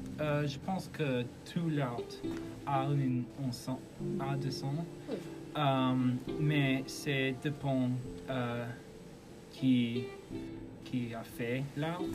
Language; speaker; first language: French; non-native, learner; English